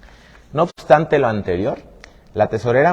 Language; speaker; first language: Spanish; native; Spanish